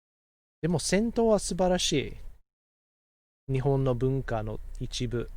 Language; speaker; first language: Japanese; non-native, fluent; English